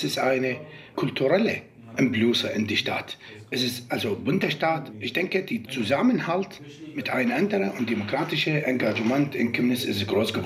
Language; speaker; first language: German; non-native, learner; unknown